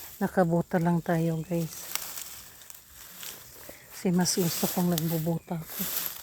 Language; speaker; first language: Filipino; non-native, local second language; Waray